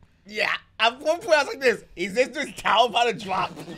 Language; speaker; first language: English; native; English